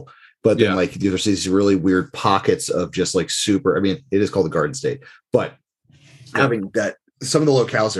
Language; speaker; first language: English; native; English